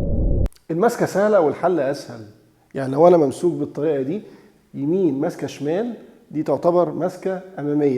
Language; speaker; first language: Arabic; native; Arabic